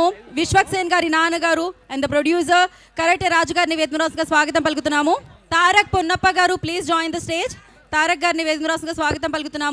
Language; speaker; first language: Telugu; native; Telugu